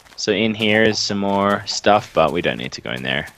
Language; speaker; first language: English; native; English